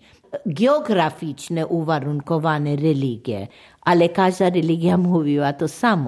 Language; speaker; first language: Polish; non-native, fluent; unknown